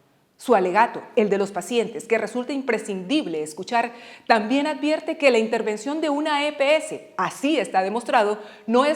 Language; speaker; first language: Spanish; native; Spanish